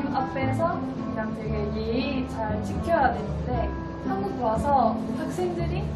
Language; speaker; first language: Korean; non-native, fluent; French